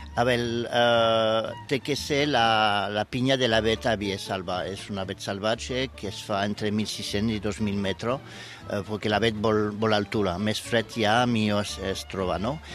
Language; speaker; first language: Catalan; non-native, fluent; French